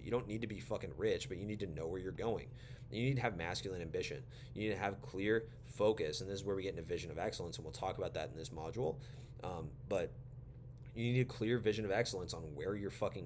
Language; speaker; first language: English; native; English